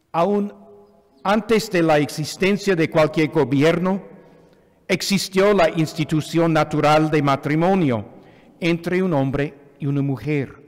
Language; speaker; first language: Spanish; non-native, fluent; English